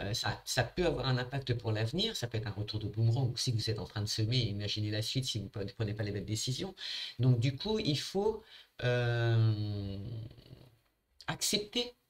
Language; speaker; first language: French; native; French